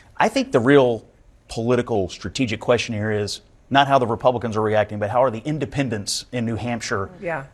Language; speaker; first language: English; native; English